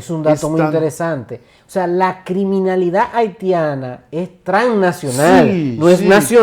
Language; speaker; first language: Spanish; native; Spanish